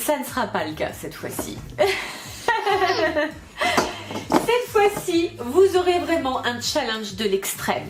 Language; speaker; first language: French; native; French